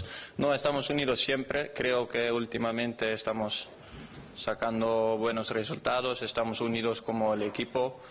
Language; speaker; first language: Spanish; non-native, fluent; Dutch